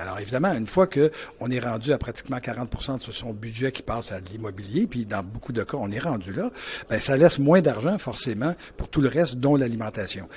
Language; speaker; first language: French; native; French